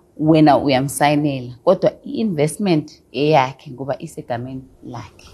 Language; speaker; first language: Xhosa; non-native, local second language; Zulu